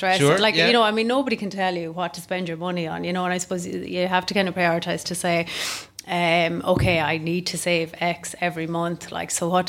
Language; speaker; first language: English; native; English